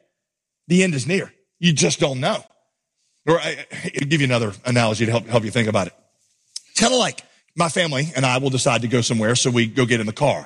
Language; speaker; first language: English; native; English